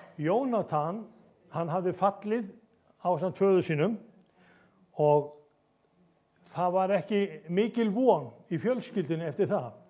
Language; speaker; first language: Icelandic; native; Icelandic